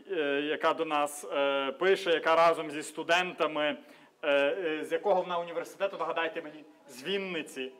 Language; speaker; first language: Ukrainian; native; Ukrainian